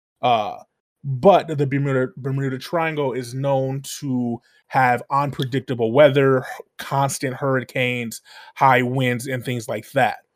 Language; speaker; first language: English; native; English